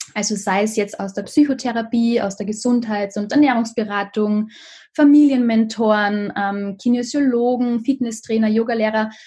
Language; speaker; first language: German; native; German